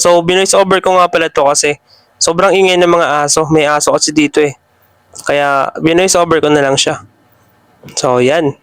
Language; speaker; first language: Filipino; native; Filipino